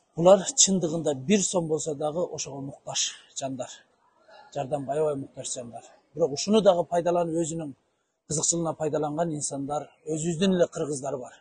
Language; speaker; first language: Kyrgyz; native; Kyrgyz